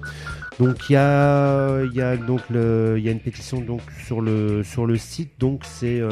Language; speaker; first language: French; native; French